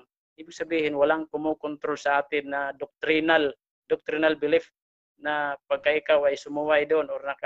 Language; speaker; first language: Filipino; native; Filipino